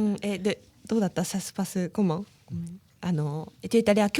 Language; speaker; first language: French; non-native, learner; Japanese